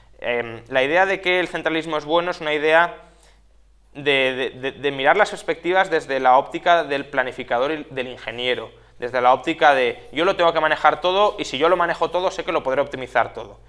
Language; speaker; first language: Spanish; native; Spanish